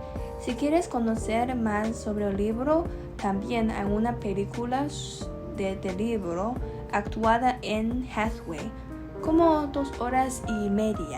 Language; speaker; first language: Spanish; non-native, learner; Chinese